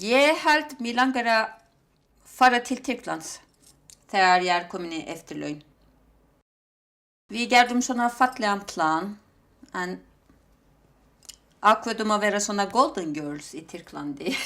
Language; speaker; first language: Icelandic; non-native, fluent; Turkish